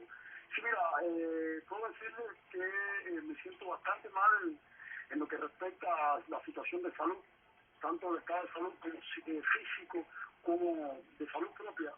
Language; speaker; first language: Spanish; native; Spanish